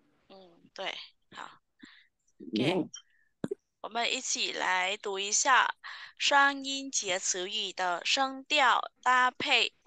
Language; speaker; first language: Chinese; non-native, fluent; Vietnamese